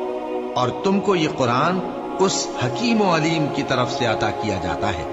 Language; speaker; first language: Urdu; native; Urdu